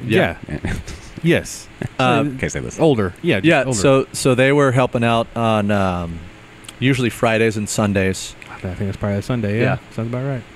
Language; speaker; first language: English; native; English